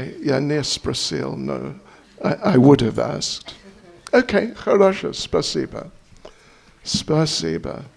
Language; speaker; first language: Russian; non-native, learner; English